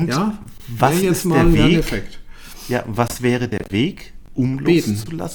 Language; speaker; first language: German; native; German